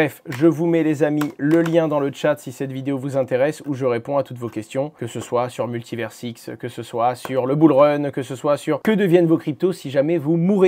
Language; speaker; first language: French; native; French